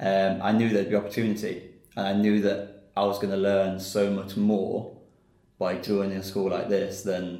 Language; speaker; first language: English; native; English